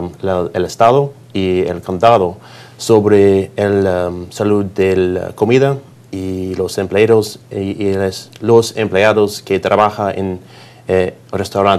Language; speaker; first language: Spanish; non-native, learner; English